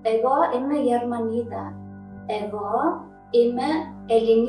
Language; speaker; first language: Greek; early bilingual, heritage; German